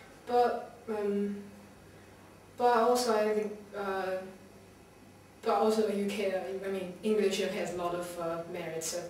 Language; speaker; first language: English; non-native, learner; Chinese